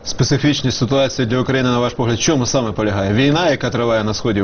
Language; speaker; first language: Ukrainian; native; Ukrainian